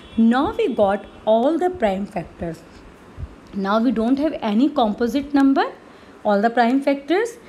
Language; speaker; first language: English; non-native, local second language; Hindi